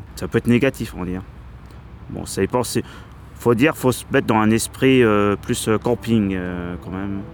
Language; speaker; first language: French; native; French